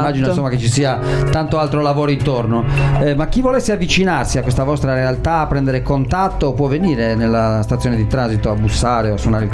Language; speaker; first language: Italian; native; Italian